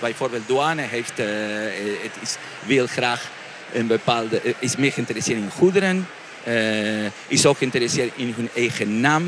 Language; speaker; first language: Dutch; non-native, fluent; Spanish